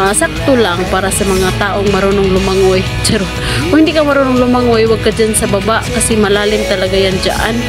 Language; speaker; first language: Filipino; non-native, local second language; Cebuano